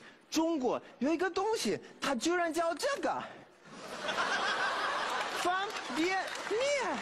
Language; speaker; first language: Chinese; non-native, fluent; Russian